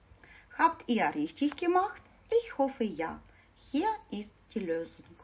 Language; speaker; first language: German; non-native, fluent; Ukrainian